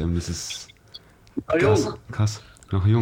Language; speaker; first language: German; native; German